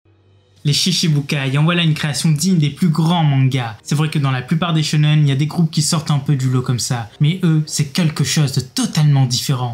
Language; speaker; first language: French; native; French